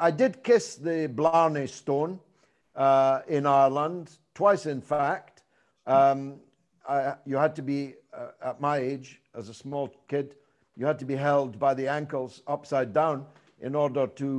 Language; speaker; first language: English; native; English